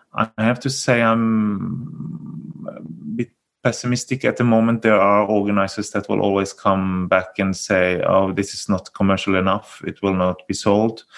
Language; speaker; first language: English; non-native, fluent; Norwegian